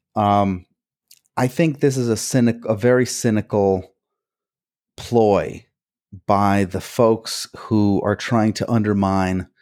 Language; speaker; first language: English; early bilingual, other home language; Hungarian